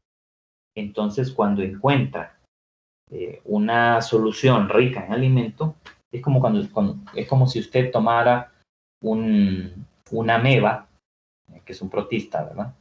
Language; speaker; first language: Spanish; native; Spanish